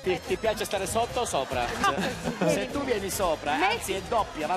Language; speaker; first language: Italian; native; Italian